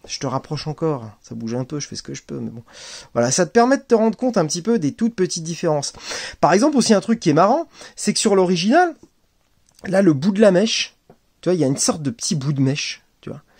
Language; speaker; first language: French; native; French